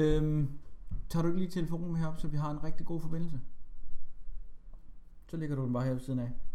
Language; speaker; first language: Danish; native; Danish